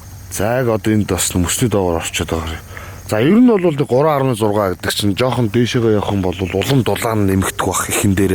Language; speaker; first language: Mongolian; native; Mongolian